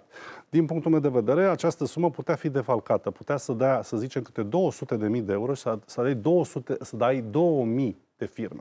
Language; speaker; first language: Romanian; native; Romanian